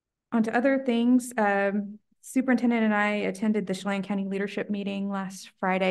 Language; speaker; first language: English; native; English